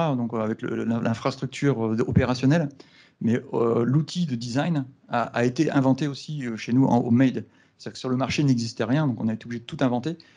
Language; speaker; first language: French; native; French